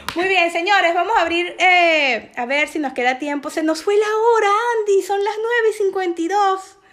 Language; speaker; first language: Spanish; native; Spanish